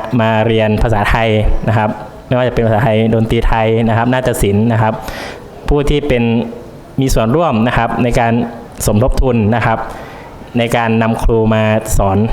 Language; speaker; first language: Thai; native; Thai